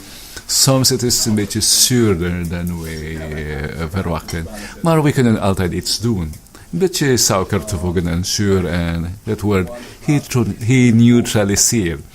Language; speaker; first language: Dutch; non-native, fluent; Filipino